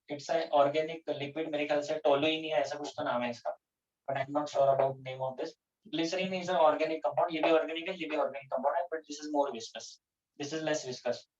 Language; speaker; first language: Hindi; non-native, local second language; Gujarati